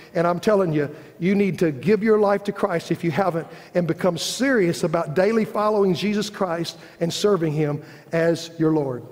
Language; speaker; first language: English; native; English